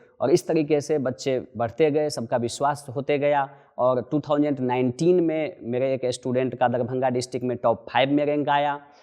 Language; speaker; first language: Hindi; non-native, local second language; Maithili